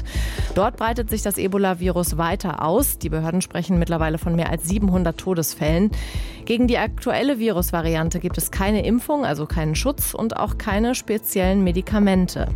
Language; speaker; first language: German; native; German